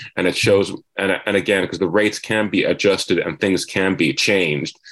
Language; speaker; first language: English; non-native, fluent; Finnish